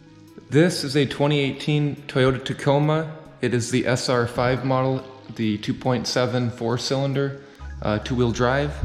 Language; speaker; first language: English; native; English